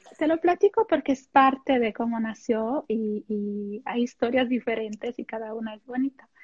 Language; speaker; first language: Spanish; non-native, fluent; Italian